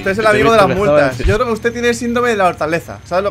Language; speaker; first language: Spanish; native; Spanish